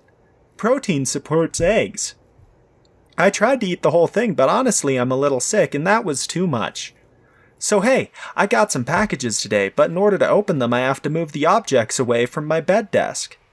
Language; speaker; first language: English; native; English